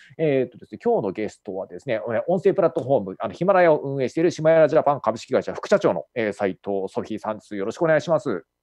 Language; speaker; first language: Japanese; native; Japanese